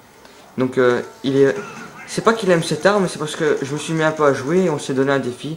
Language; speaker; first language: French; native; French